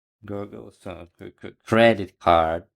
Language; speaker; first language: English; non-native, learner; Ukrainian